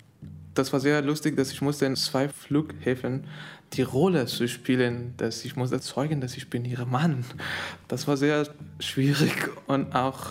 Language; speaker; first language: German; non-native, learner; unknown